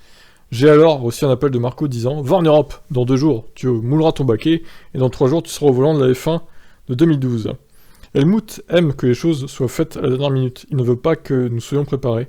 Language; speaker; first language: French; native; French